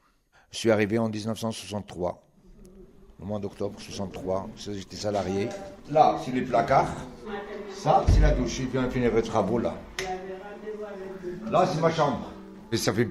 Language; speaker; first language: French; non-native, local second language; Arabic